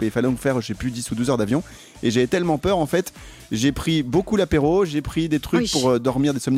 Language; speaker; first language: French; native; French